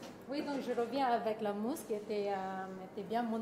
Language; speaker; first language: French; non-native, learner; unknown